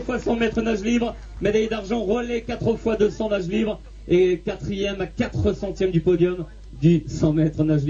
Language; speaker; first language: French; native; French